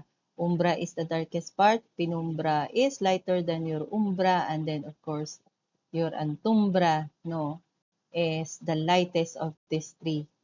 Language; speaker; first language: English; non-native, local second language; Filipino